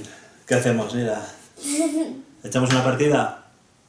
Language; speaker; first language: Spanish; native; Spanish